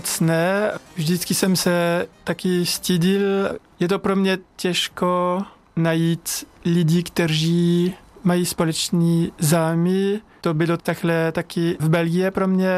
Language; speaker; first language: Czech; non-native, fluent; French